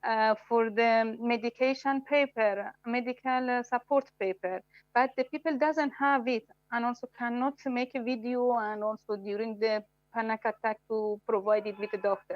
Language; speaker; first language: English; non-native, fluent; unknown